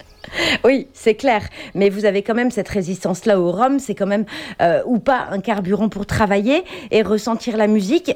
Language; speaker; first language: French; native; French